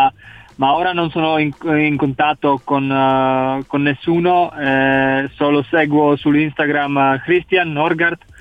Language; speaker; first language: Italian; non-native, learner; Czech